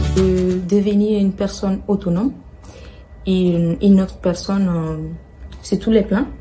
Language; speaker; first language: French; non-native, local second language; Bambara